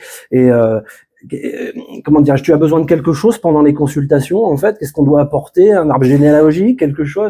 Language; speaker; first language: French; native; French